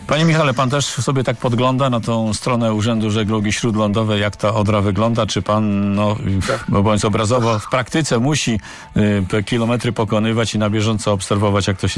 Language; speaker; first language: Polish; native; Polish